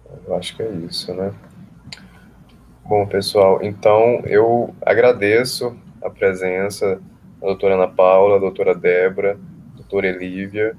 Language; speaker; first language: Portuguese; native; Portuguese